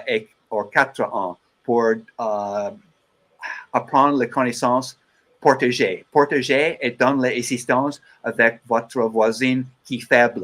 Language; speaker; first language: French; non-native, learner; English